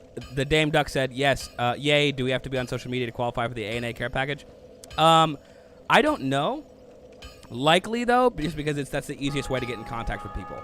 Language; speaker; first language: English; native; English